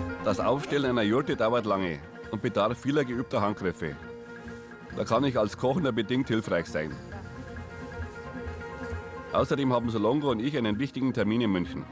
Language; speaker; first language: German; native; German